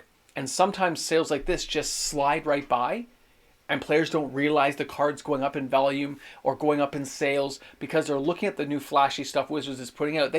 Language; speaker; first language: English; native; English